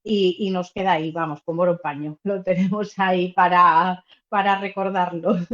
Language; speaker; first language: Spanish; native; Spanish